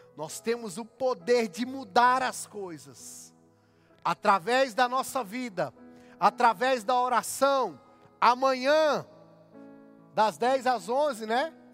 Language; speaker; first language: Portuguese; native; Portuguese